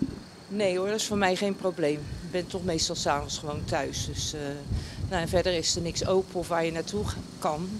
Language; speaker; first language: Dutch; native; Dutch